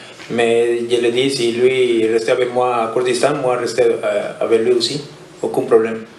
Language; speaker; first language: French; non-native, learner; Spanish